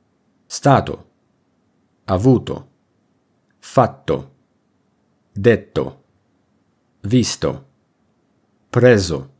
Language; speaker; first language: Italian; non-native, fluent; English